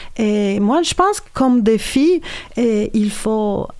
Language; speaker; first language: French; non-native, fluent; Spanish